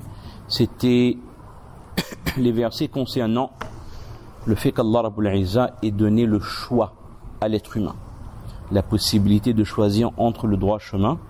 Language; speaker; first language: French; native; French